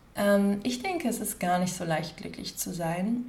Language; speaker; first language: German; native; German